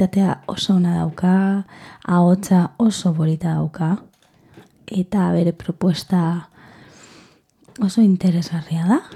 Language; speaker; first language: Basque; non-native, learner; Spanish